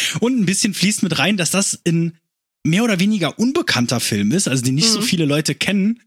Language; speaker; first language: German; native; German